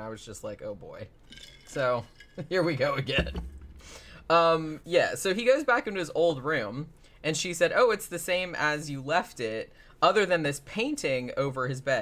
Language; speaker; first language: English; native; English